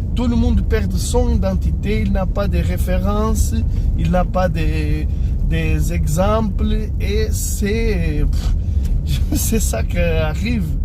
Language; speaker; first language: French; non-native, fluent; Portuguese